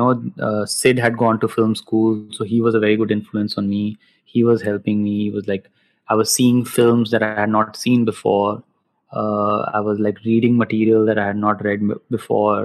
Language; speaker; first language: English; non-native, local second language; Hindi